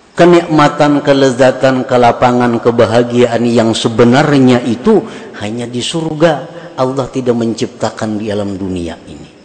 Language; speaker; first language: Indonesian; non-native, local second language; Banjar